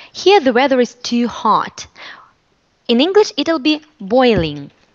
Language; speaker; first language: English; non-native, fluent; Russian